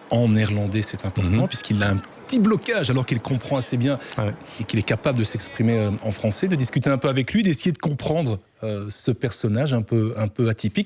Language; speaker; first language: French; native; French